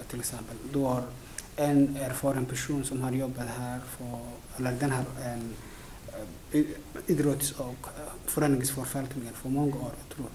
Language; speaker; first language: Swedish; non-native, fluent; Somali